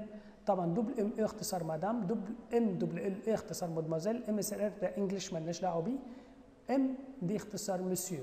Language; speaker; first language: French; non-native, fluent; Arabic